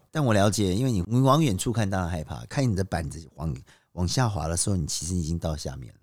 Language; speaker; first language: Chinese; non-native, fluent; Korean